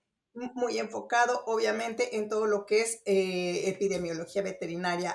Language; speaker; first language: Spanish; native; Spanish